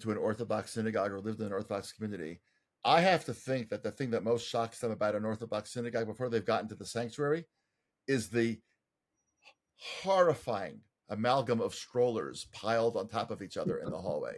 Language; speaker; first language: English; native; English